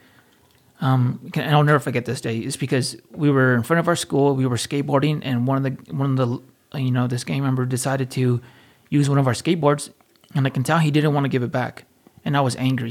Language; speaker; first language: English; native; English